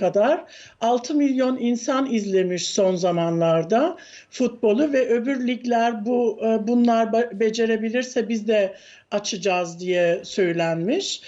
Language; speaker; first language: Turkish; early bilingual, heritage; Turkish